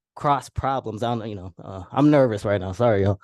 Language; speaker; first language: English; non-native, fluent; Arabic